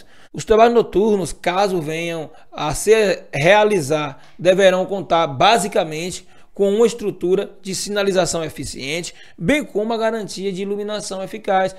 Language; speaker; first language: Portuguese; native; Portuguese